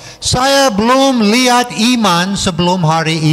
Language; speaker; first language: Indonesian; non-native, fluent; English